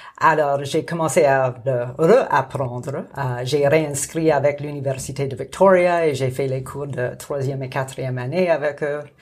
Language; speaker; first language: French; non-native, local second language; English